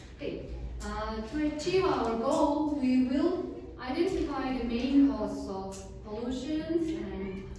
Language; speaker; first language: English; non-native, fluent; Mongolian